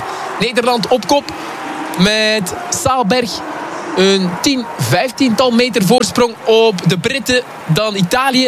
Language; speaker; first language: Dutch; native; Dutch